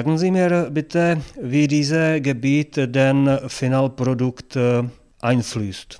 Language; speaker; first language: German; non-native, learner; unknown